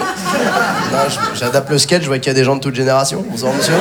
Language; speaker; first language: French; native; French